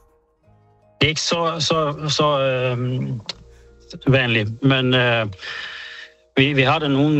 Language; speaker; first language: Danish; early bilingual, heritage; Danish